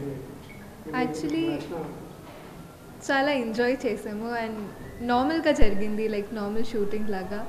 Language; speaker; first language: Telugu; non-native, fluent; Tulu